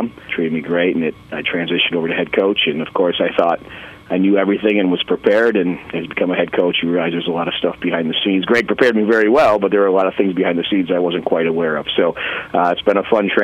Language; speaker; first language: English; native; English